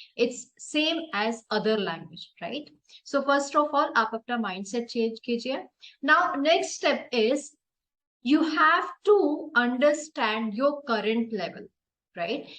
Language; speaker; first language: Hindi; native; Hindi